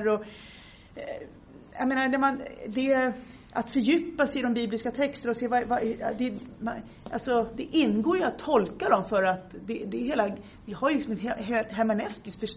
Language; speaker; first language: Swedish; native; Swedish